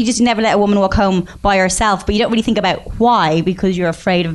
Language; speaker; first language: English; native; English